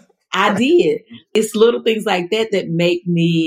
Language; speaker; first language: English; native; English